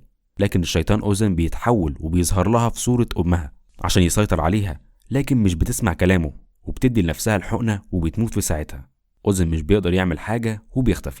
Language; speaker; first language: Arabic; native; Arabic